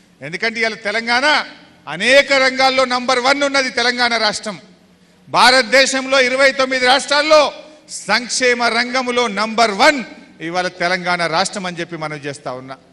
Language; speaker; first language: Telugu; native; Telugu